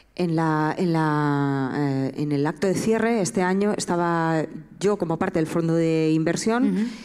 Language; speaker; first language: Spanish; native; Spanish